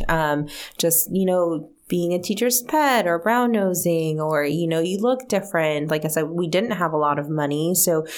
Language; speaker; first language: English; early bilingual, other home language; Spanish